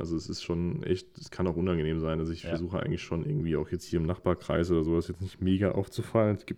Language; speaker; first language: German; native; German